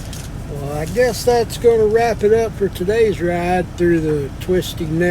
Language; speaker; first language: English; native; English